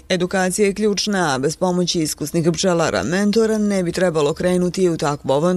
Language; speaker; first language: Serbian; native; Serbian